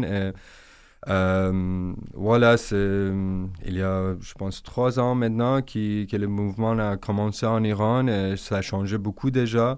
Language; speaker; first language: French; non-native, learner; Persian